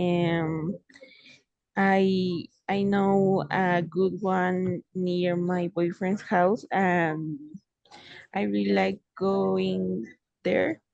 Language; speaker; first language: English; non-native, fluent; Spanish